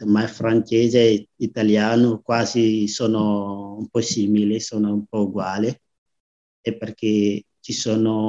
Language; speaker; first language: Italian; non-native, learner; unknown